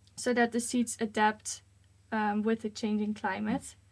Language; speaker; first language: English; non-native, fluent; Dutch